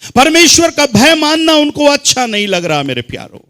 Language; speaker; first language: Hindi; non-native, local second language; Telugu